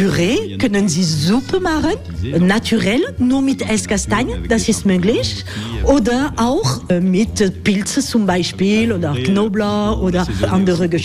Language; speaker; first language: German; non-native, learner; French